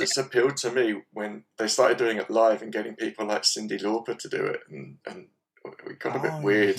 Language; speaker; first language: English; native; English